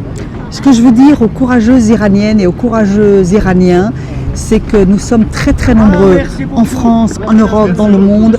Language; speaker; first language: French; native; French